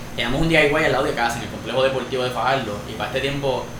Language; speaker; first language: Spanish; native; Spanish